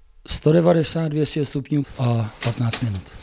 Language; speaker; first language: Czech; native; Czech